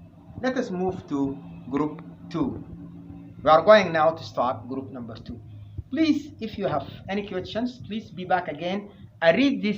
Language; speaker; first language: English; non-native, fluent; Arabic